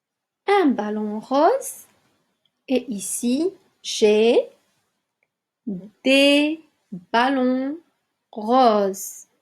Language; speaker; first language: French; non-native, local second language; Arabic